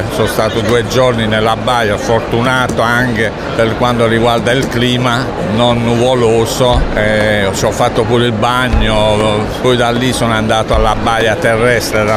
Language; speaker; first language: Italian; native; Italian